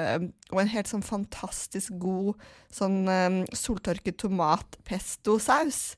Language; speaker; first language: Norwegian; native; Norwegian